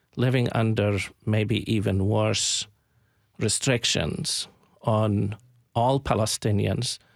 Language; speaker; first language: English; non-native, fluent; Arabic